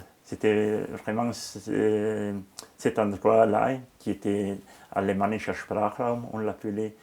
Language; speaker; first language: French; non-native, local second language; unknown